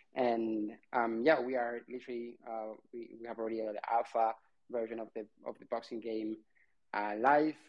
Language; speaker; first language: English; non-native, fluent; Spanish